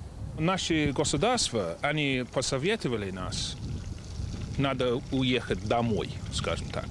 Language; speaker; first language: Russian; non-native, fluent; English